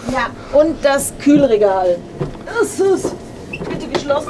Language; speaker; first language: German; native; German